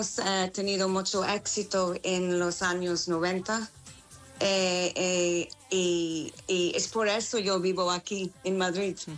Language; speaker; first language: Spanish; non-native, learner; English